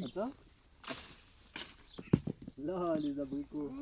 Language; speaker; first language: French; native; French